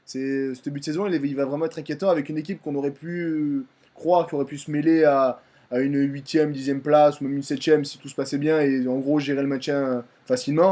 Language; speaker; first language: French; native; French